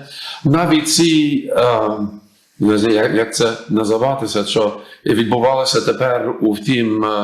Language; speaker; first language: Ukrainian; early bilingual, heritage; English